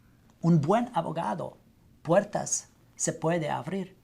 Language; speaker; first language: Spanish; non-native, learner; English